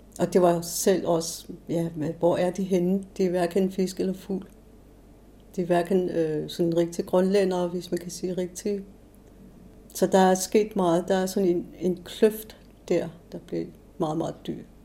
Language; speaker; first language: Danish; non-native, local second language; Kalaallisut